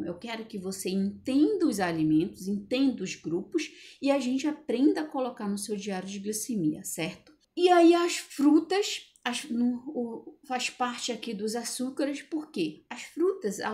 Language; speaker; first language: Portuguese; native; Portuguese